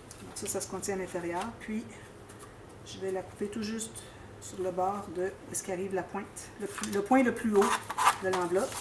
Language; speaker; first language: French; native; French